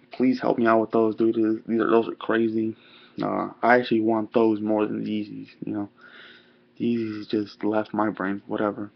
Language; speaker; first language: English; native; English